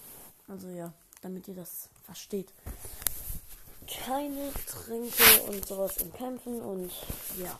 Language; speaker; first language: German; native; German